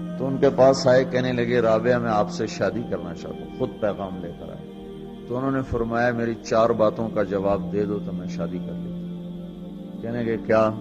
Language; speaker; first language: Urdu; non-native, local second language; Punjabi